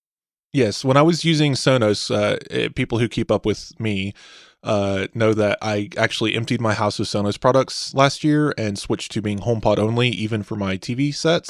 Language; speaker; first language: English; native; English